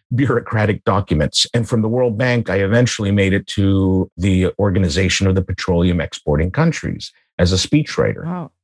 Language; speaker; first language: English; native; English